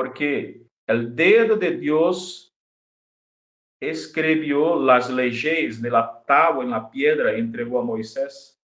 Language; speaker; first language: Spanish; non-native, fluent; Portuguese